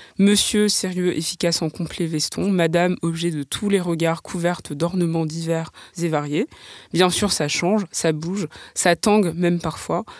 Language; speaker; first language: French; native; French